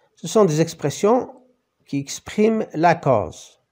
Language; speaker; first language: French; non-native, local second language; Arabic